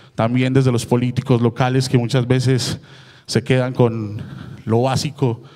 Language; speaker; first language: Spanish; native; Spanish